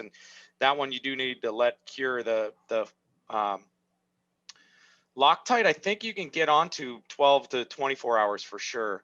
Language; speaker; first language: English; native; English